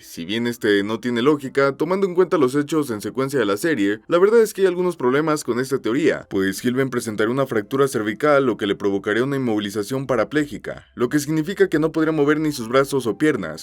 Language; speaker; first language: Spanish; native; Spanish